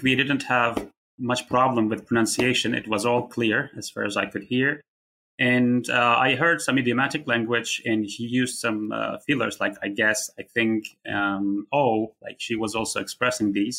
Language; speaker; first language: English; non-native, fluent; Turkish